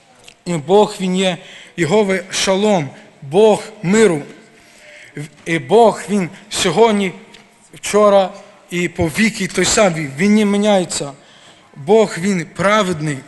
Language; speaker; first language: Ukrainian; early bilingual, heritage; Ukrainian